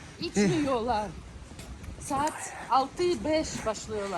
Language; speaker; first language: Turkish; non-native, learner; Russian